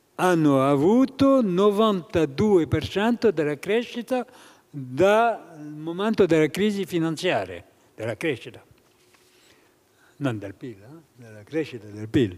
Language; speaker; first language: Italian; non-native, fluent; French